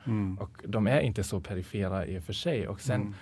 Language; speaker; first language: Swedish; non-native, fluent; German